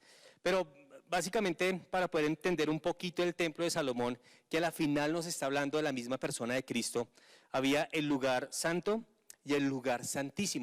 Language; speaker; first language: Spanish; native; Spanish